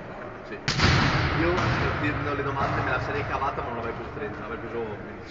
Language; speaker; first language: Italian; native; Italian